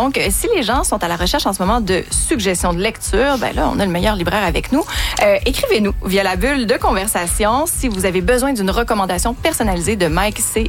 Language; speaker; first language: French; native; French